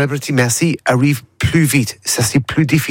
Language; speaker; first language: French; non-native, learner; English